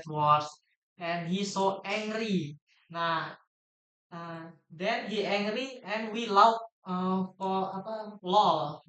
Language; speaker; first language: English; non-native, learner; Indonesian